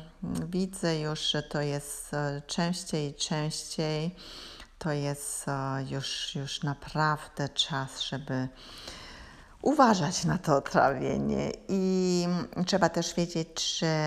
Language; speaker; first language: Polish; non-native, learner; German